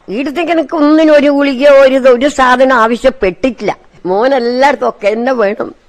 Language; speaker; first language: Malayalam; native; Malayalam